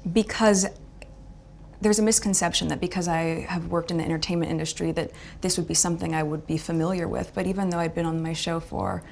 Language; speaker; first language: English; native; English